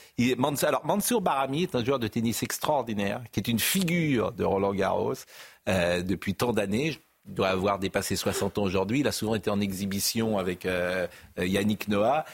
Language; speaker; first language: French; native; French